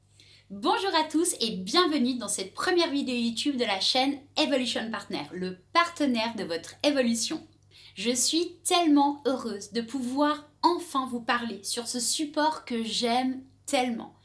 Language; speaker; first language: French; native; French